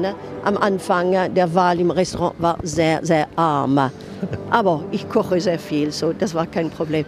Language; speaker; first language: German; non-native, fluent; French